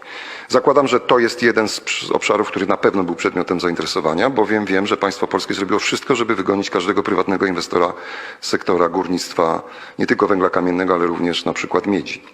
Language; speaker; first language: Polish; native; Polish